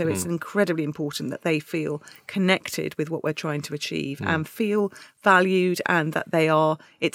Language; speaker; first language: English; native; English